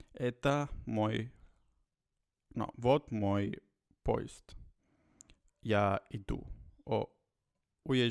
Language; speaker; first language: Russian; non-native, learner; Spanish